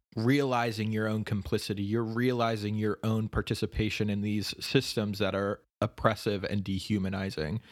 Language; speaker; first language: English; native; English